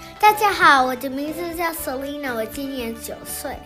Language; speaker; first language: Chinese; early bilingual, heritage; Chinese